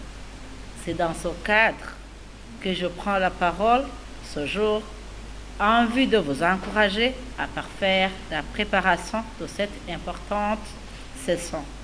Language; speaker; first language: French; non-native, local second language; Rundi